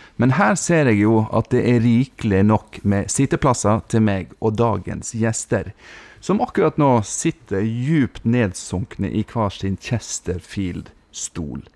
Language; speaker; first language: Norwegian; native; Norwegian